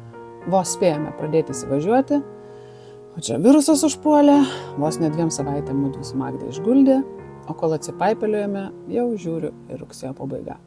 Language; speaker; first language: Lithuanian; native; Lithuanian